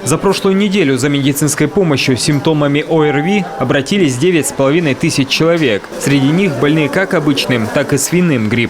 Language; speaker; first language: Russian; native; Russian